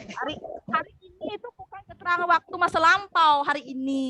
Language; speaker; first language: Indonesian; native; Indonesian